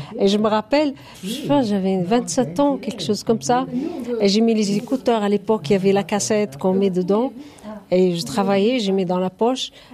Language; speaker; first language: French; non-native, fluent; Arabic